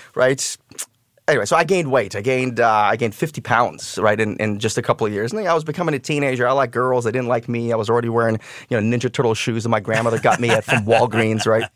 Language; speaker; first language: English; early bilingual, other home language; Russian